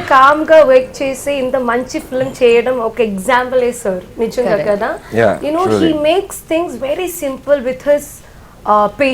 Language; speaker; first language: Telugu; non-native, learner; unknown